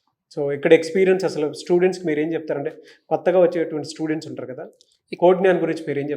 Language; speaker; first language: Telugu; native; Telugu